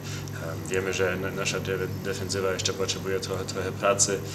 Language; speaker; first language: Polish; early bilingual, heritage; Polish